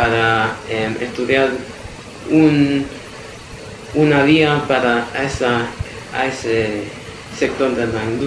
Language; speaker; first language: Spanish; early bilingual, heritage; Spanish